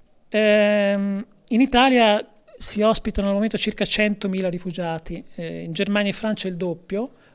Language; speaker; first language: Italian; native; Italian